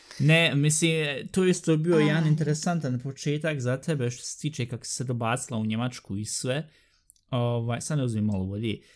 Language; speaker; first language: Bosnian; early bilingual, heritage; Bosnian